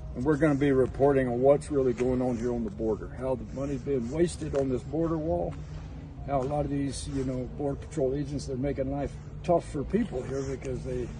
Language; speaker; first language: English; native; English